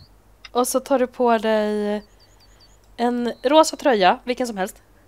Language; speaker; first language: Swedish; native; Swedish